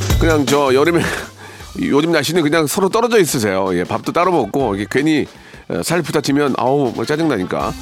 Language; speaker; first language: Korean; native; Korean